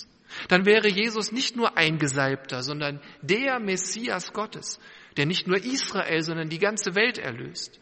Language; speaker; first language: German; native; German